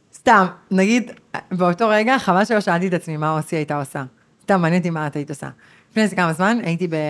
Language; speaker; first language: Hebrew; native; Hebrew